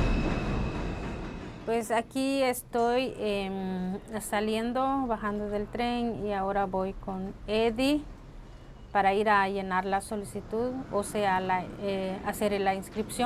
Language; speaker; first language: Spanish; non-native, local second language; Kʼicheʼ